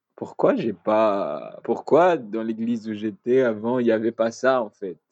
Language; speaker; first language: French; non-native, local second language; Malagasy